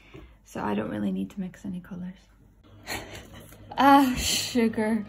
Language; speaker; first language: English; native; English